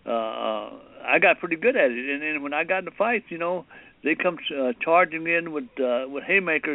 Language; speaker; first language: English; early bilingual, other home language; Cantonese